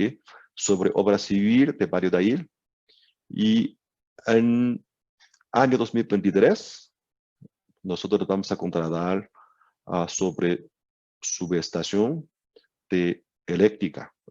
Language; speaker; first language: Spanish; non-native, learner; Chinese